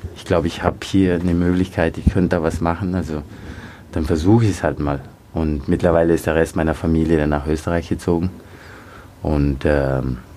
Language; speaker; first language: German; early bilingual, other home language; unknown